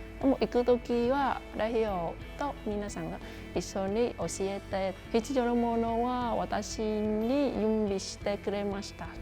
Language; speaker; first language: Japanese; non-native, learner; Vietnamese